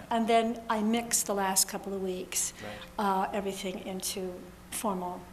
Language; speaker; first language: English; native; English